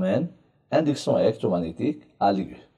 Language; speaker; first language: French; non-native, local second language; Arabic